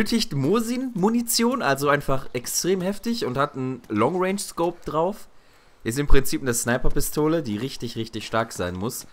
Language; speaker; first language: German; native; German